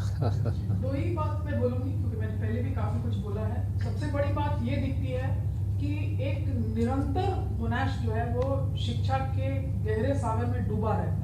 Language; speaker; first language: Hindi; native; Hindi